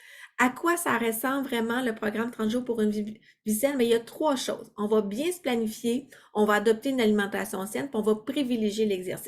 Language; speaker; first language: French; native; French